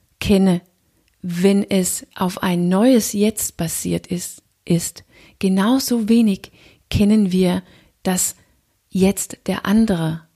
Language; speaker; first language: German; non-native, fluent; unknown